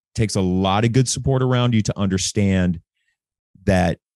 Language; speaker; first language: English; native; English